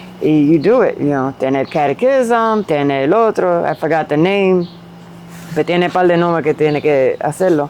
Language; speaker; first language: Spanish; early bilingual, heritage; Spanish